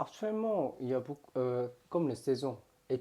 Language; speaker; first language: French; non-native, learner; Korean